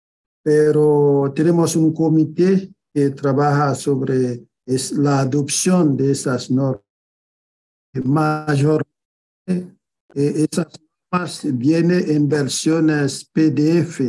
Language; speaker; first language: Spanish; non-native, fluent; Haitian Creole